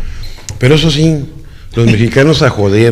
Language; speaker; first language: Spanish; native; Spanish